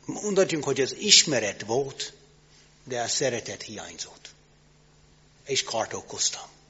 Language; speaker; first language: Hungarian; non-native, learner; English